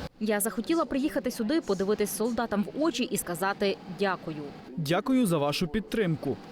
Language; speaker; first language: Ukrainian; native; Ukrainian